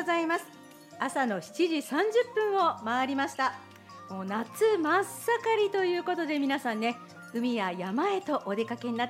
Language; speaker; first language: Japanese; native; Japanese